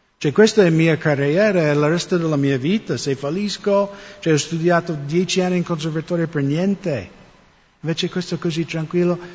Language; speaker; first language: Italian; non-native, fluent; English